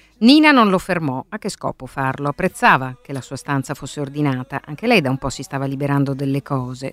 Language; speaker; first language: Italian; native; Italian